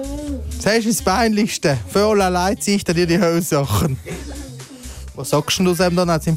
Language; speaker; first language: German; native; German